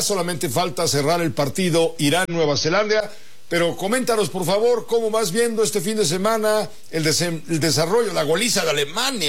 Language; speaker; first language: Spanish; native; Spanish